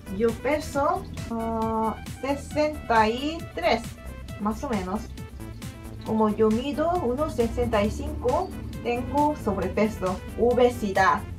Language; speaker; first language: Spanish; non-native, fluent; Korean